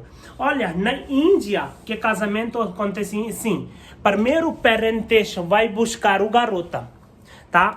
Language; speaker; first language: Portuguese; non-native, learner; Hindi